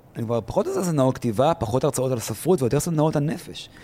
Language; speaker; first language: Hebrew; early bilingual, other home language; Arabic